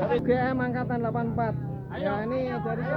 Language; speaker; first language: Indonesian; non-native, local second language; Javanese